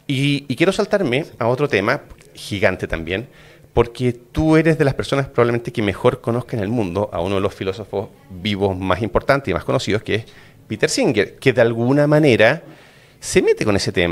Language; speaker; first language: Spanish; native; Spanish